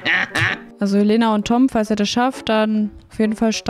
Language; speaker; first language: German; native; German